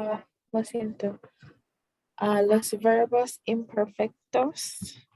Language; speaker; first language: Spanish; non-native, learner; English